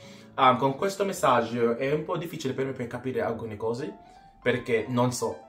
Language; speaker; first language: Italian; non-native, learner; English